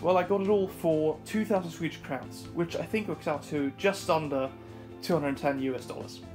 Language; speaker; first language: English; non-native, fluent; Swedish